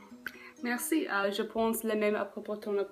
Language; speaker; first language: French; non-native, learner; English